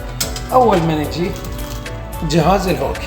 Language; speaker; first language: Arabic; native; Arabic